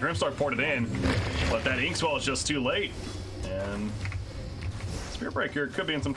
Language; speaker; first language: English; native; English